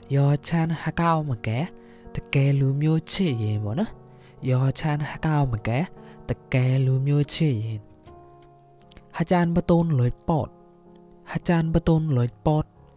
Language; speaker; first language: Burmese; non-native, local second language; Mon